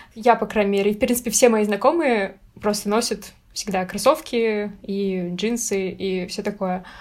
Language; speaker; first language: Russian; native; Russian